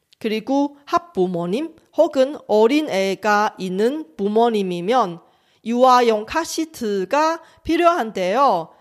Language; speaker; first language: Korean; non-native, fluent; Chinese